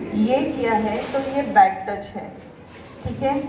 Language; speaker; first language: Hindi; non-native, local second language; Marathi